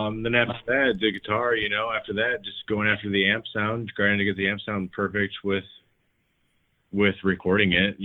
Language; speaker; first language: English; native; English